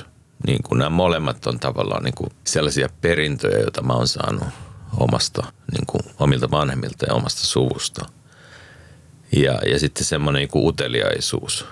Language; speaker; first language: Finnish; native; Finnish